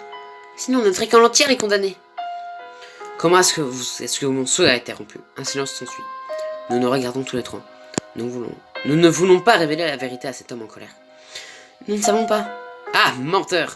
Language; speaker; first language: French; native; French